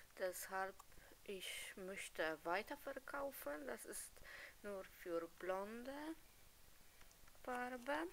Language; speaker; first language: German; non-native, learner; Polish